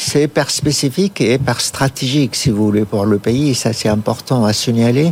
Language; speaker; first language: French; non-native, fluent; Arabic